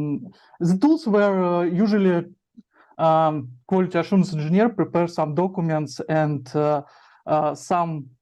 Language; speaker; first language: English; non-native, learner; Russian